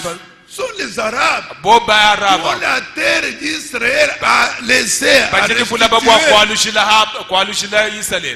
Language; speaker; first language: French; non-native, local second language; Luba-Lulua